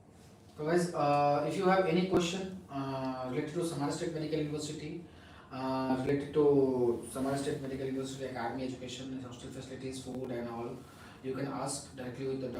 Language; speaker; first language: English; non-native, local second language; Hindi